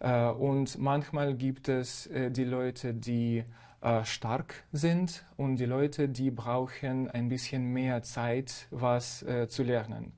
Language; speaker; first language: German; non-native, fluent; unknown